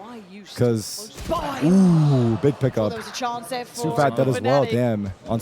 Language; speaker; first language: English; native; English